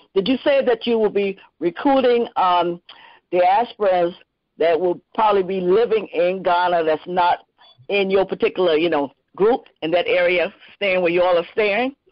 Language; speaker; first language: English; native; English